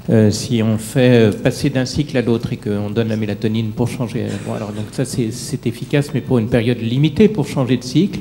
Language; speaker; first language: French; native; French